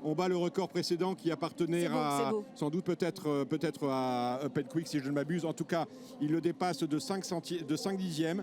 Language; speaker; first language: French; native; French